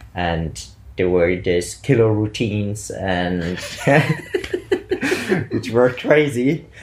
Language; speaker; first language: English; non-native, fluent; Italian